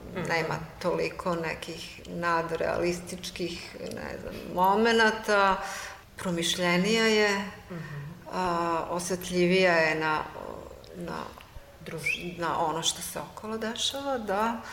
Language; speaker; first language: Serbian; non-native, local second language; Hungarian